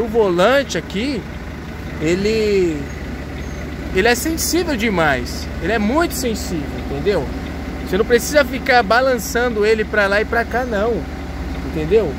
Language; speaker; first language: Portuguese; native; Portuguese